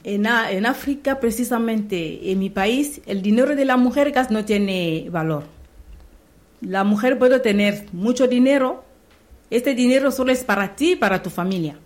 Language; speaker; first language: Spanish; non-native, learner; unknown